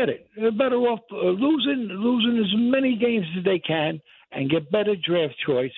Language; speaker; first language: English; native; English